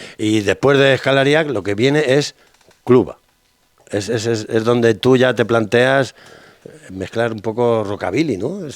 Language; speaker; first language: Spanish; native; Spanish